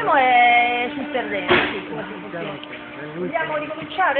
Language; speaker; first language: Italian; native; Italian